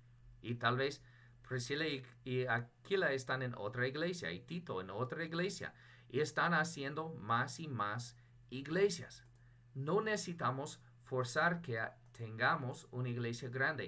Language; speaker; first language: Spanish; non-native, fluent; English